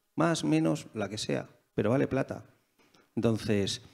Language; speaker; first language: Spanish; native; Spanish